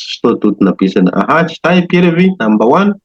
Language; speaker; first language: Russian; non-native, learner; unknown